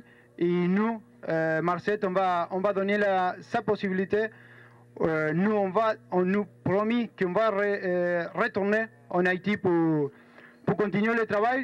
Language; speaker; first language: French; non-native, fluent; Spanish